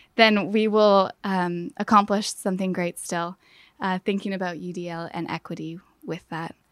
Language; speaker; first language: English; native; English